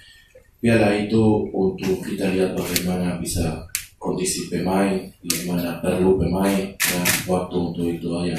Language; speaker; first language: Indonesian; non-native, learner; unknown